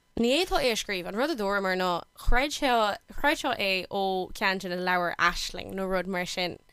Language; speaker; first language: Irish; non-native, local second language; English